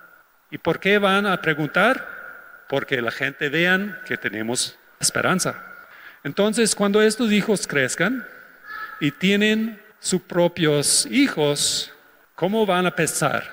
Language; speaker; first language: Spanish; non-native, fluent; English